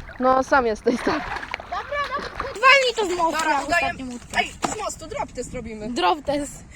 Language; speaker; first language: Polish; native; Polish